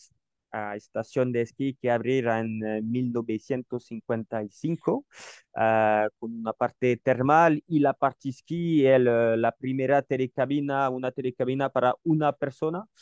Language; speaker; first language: Spanish; non-native, learner; French